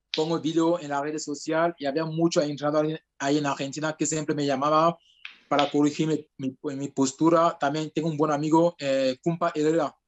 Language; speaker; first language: Spanish; non-native, fluent; French